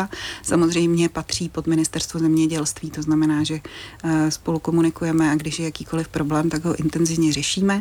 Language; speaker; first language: Czech; native; Czech